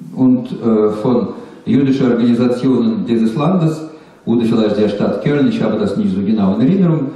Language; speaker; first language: German; non-native, learner; Russian